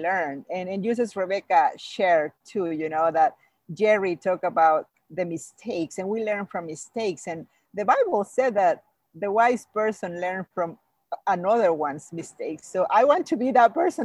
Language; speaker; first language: English; non-native, fluent; Spanish